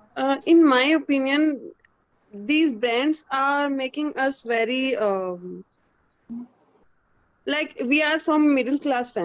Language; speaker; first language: English; non-native, learner; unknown